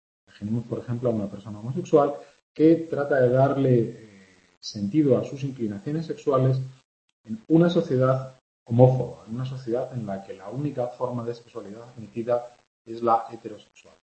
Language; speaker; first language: Spanish; native; Spanish